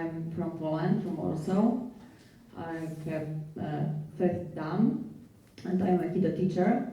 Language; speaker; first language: English; non-native, learner; Polish